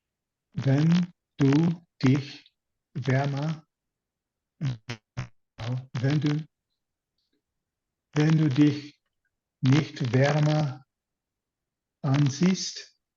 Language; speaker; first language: German; non-native, learner; English